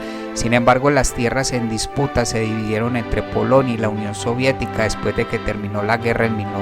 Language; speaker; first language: Spanish; native; Spanish